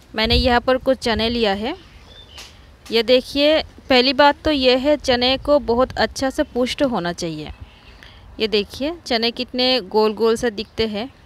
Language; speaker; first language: Hindi; non-native, local second language; Marathi